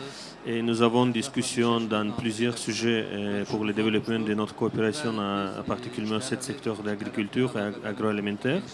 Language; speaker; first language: French; non-native, learner; Azerbaijani